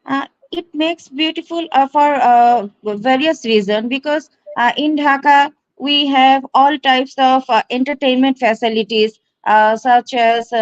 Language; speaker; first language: English; non-native, learner; Bangla